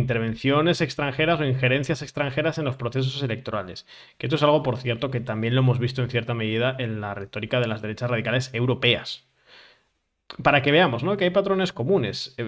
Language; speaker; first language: Spanish; native; Spanish